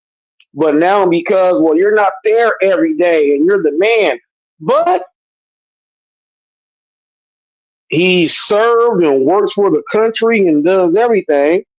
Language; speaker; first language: English; native; English